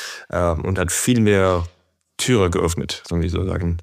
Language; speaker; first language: German; non-native, fluent; French